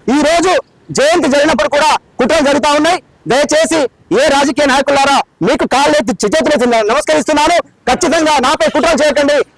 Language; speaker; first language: Telugu; non-native, local second language; Lambadi